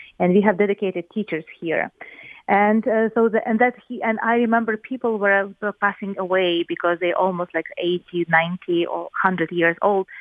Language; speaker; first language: English; non-native, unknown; Ukrainian